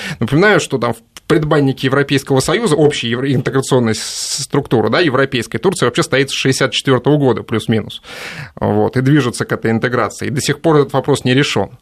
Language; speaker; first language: Russian; native; Russian